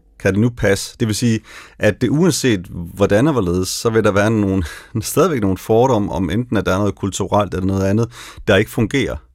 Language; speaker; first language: Danish; native; Danish